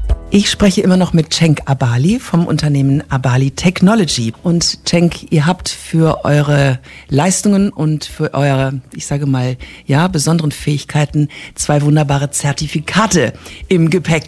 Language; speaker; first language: German; native; German